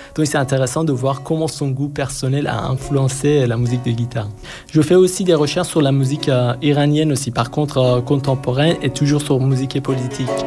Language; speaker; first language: French; non-native, fluent; Persian